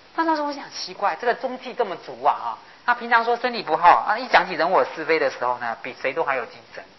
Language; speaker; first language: Chinese; non-native, local second language; Hakka Chinese